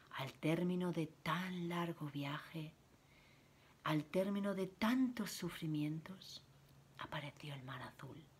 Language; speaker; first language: Spanish; native; Spanish